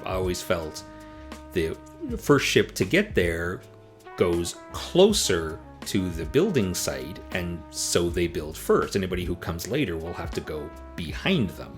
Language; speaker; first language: English; native; English